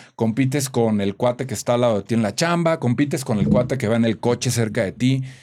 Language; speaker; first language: Spanish; native; Spanish